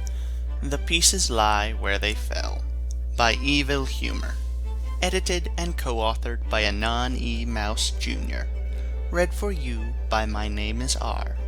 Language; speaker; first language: English; native; English